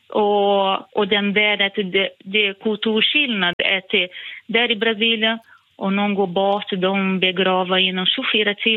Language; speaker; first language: Swedish; non-native, fluent; Portuguese